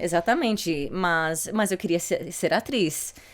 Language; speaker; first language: Portuguese; early bilingual, heritage; English